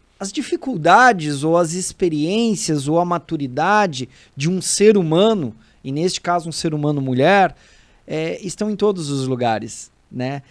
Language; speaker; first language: Portuguese; native; Portuguese